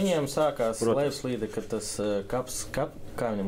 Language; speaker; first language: Latvian; native; Latvian